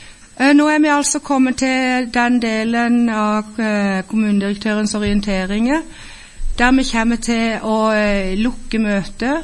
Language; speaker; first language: Norwegian; native; Norwegian